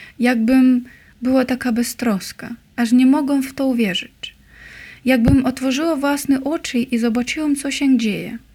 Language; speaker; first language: Polish; non-native, learner; Russian